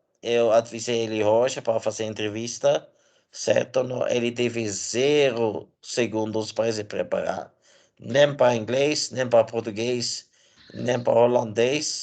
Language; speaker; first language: Portuguese; non-native, learner; English